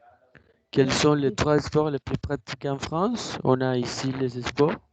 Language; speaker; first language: French; non-native, fluent; Spanish